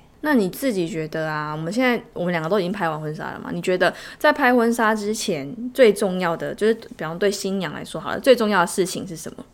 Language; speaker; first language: Chinese; native; Chinese